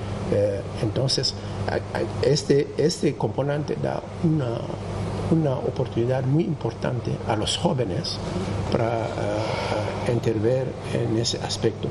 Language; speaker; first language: Spanish; non-native, fluent; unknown